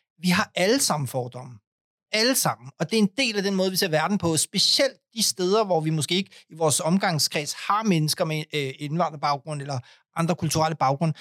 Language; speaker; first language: Danish; early bilingual, other home language; Urdu